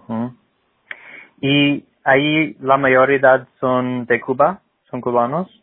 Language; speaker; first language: Spanish; non-native, fluent; English